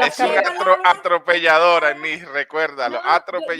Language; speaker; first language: Spanish; native; Spanish